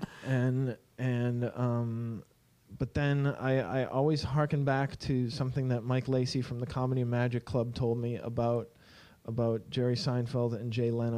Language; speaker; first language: English; native; English